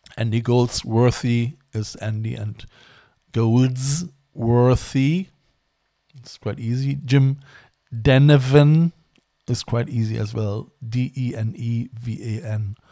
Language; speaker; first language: English; non-native, fluent; German